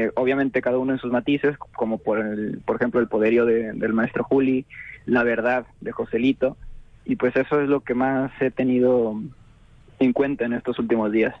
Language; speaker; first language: Spanish; native; Spanish